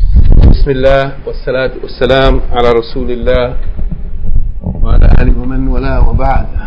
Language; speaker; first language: Arabic; non-native, fluent; English